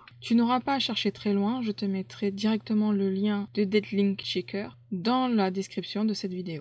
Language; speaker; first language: French; native; French